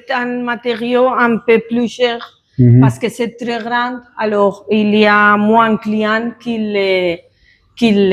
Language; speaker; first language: French; non-native, learner; Spanish